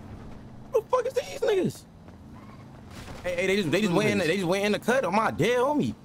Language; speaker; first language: English; native; English